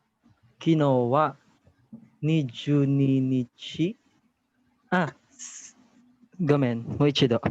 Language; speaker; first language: Japanese; non-native, learner; Filipino